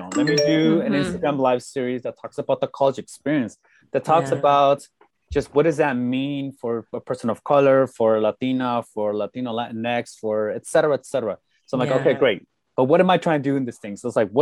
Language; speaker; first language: English; native; English